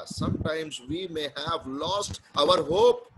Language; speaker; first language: English; non-native, local second language; Hindi